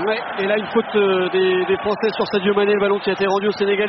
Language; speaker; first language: French; native; French